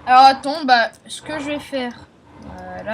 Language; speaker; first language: French; native; French